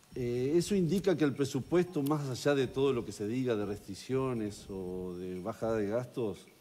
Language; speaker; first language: Spanish; native; Spanish